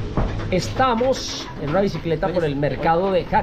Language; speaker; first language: Spanish; native; Spanish